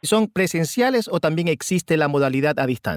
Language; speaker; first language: Spanish; native; Spanish